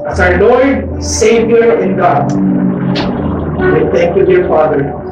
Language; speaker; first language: English; non-native, local second language; Filipino